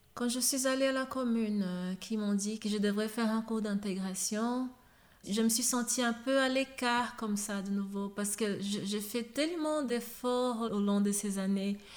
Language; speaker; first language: French; non-native, fluent; Portuguese